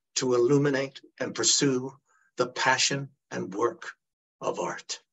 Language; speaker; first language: English; early bilingual, other home language; Italian